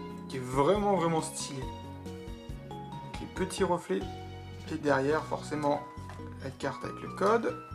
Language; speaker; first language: French; native; French